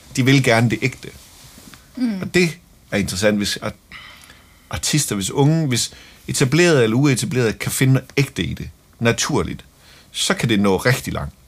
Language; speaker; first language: Danish; native; Danish